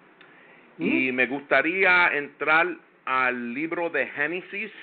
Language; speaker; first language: Spanish; native; Spanish